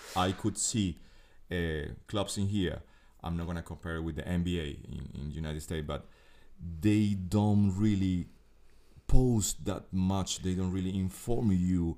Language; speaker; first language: English; non-native, fluent; Spanish